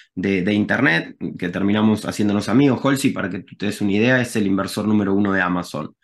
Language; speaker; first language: Spanish; native; Spanish